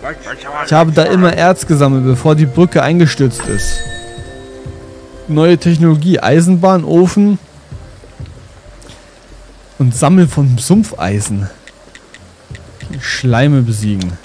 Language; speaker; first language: German; native; German